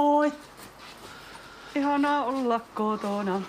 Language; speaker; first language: Finnish; native; Finnish